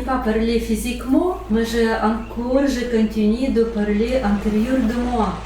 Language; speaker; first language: French; non-native, learner; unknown